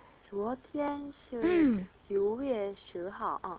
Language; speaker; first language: Chinese; non-native, learner; Korean